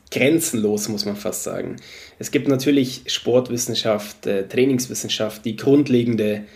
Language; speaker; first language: German; native; German